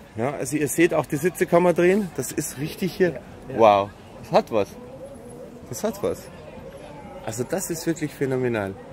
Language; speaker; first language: German; native; German